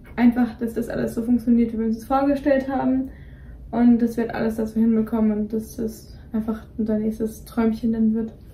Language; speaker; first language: German; native; German